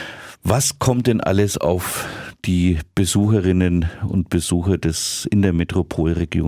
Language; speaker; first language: German; native; German